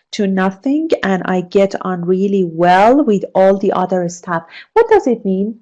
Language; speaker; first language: English; non-native, fluent; Persian